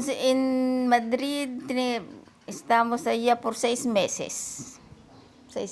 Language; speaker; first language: Spanish; non-native, learner; Filipino